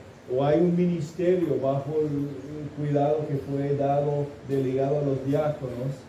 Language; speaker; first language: Spanish; non-native, fluent; English